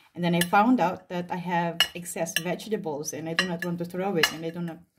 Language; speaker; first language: English; non-native, local second language; Filipino